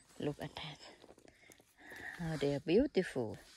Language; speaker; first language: English; non-native, learner; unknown